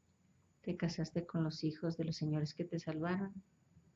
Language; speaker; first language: Spanish; native; Spanish